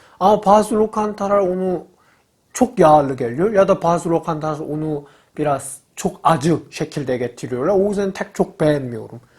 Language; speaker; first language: Turkish; non-native, learner; Korean